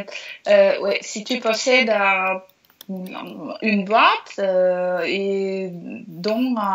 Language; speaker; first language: French; non-native, learner; Russian